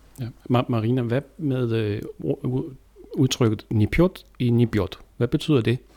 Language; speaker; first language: Danish; native; Danish